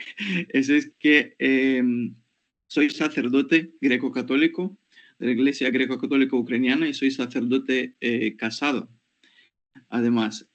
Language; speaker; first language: Spanish; non-native, fluent; Ukrainian